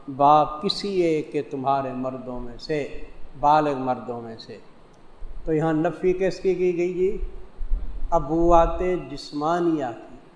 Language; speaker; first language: Urdu; non-native, local second language; Punjabi